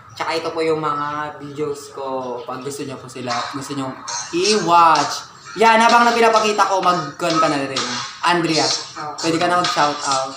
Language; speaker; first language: Filipino; non-native, local second language; Cebuano